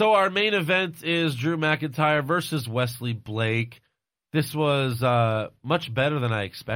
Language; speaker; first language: English; native; English